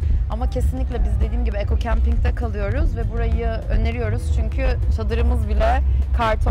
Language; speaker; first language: Turkish; native; Turkish